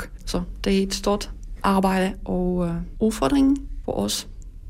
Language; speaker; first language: Danish; non-native, learner; Polish